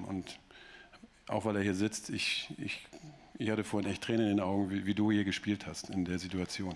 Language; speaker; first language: German; native; German